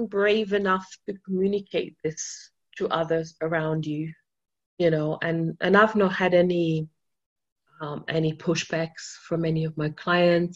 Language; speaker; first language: English; non-native, fluent; German